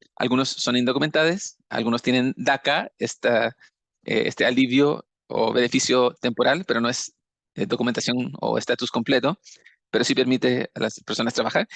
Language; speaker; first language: Spanish; native; Spanish